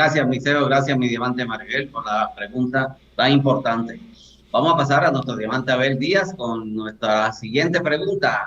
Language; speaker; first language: Spanish; native; Spanish